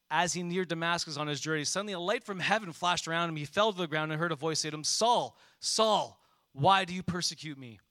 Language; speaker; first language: English; native; English